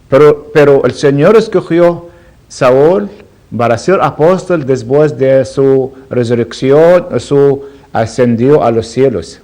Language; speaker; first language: Spanish; non-native, learner; Arabic